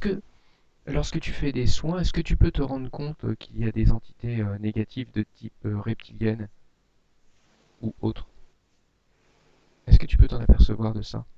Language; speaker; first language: French; native; French